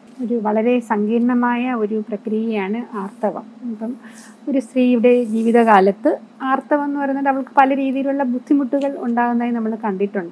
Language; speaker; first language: Malayalam; native; Malayalam